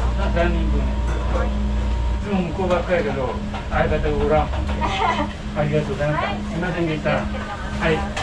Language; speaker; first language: Japanese; native; Japanese